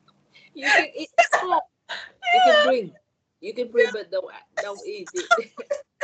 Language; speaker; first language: English; non-native, learner; Thai